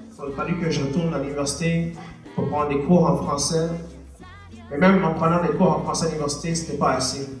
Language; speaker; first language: French; non-native, local second language; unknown